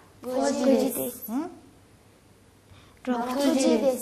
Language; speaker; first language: Japanese; non-native, learner; Mongolian